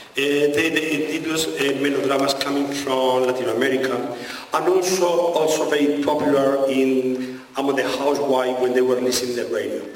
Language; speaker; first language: English; non-native, fluent; Spanish